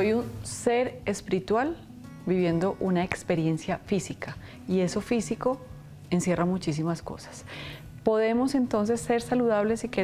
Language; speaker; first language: Spanish; native; Spanish